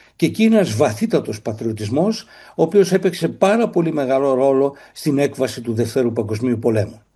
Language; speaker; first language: Greek; native; Greek